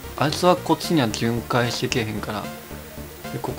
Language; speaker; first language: Japanese; native; Japanese